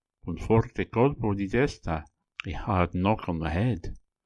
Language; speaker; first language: Italian; non-native, learner; English